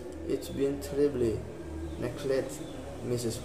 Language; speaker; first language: English; non-native, learner; Indonesian